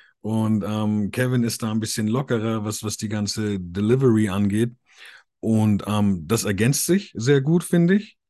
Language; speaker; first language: German; native; German